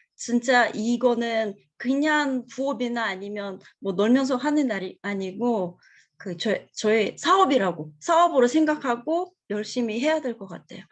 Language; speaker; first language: Korean; non-native, fluent; Russian